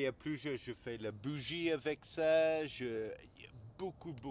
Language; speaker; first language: French; non-native, learner; English